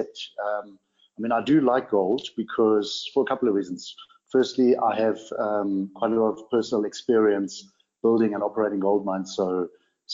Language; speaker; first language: English; non-native, local second language; German